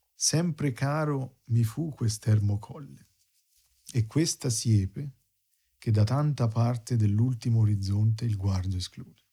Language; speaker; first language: German; non-native, fluent; Italian